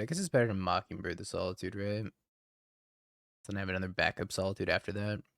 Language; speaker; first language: English; native; English